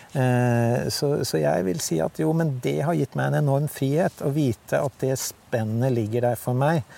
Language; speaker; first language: Norwegian; native; Norwegian